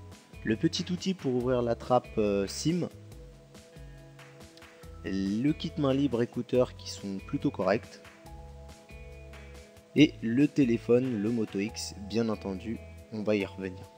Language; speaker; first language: French; native; French